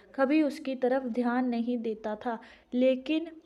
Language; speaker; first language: Hindi; non-native, local second language; Punjabi